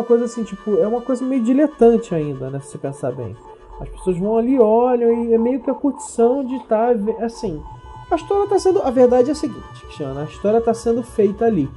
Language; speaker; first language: Portuguese; native; Portuguese